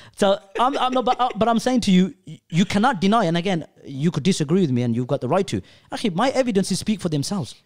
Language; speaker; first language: English; early bilingual, other home language; Urdu